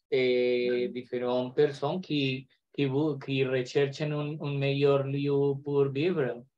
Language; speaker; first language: French; non-native, learner; Spanish